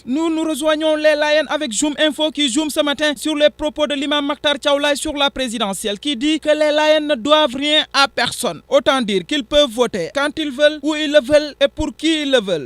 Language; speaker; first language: French; non-native, local second language; Wolof